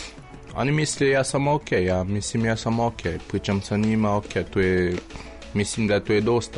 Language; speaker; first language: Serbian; non-native, learner; French